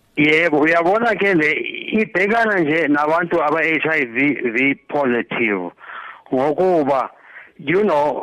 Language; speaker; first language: Zulu; non-native, local second language; Xhosa